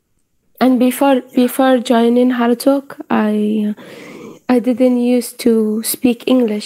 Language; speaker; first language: English; non-native, fluent; Arabic